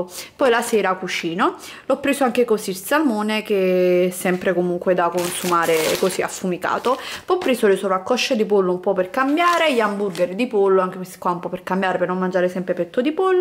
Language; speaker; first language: Italian; native; Italian